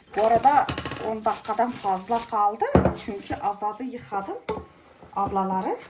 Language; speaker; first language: Turkish; native; Turkish